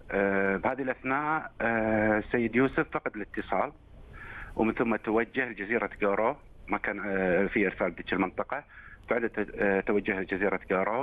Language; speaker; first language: Arabic; native; Arabic